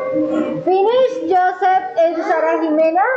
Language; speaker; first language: English; non-native, learner; Spanish